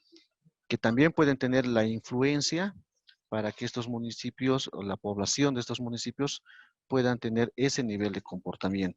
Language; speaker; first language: Spanish; native; Spanish